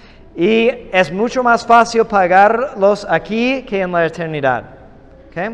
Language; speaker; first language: Spanish; non-native, fluent; English